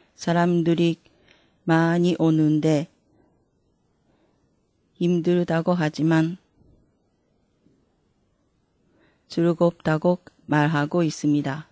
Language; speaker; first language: Korean; non-native, fluent; Japanese